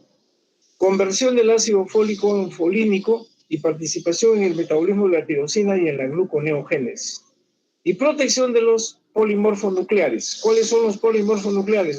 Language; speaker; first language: Spanish; native; Spanish